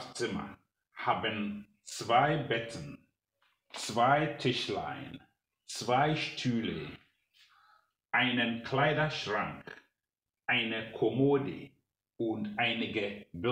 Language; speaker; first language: German; non-native, learner; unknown